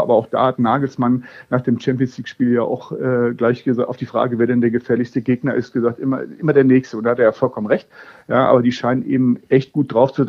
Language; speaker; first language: German; native; German